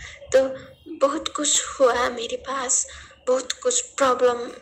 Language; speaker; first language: Hindi; non-native, learner; Nepali